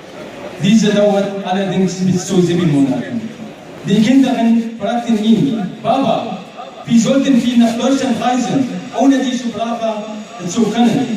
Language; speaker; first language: German; non-native, learner; Arabic